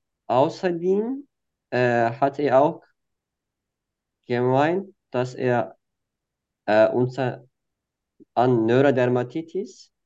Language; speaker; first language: German; non-native, fluent; Turkish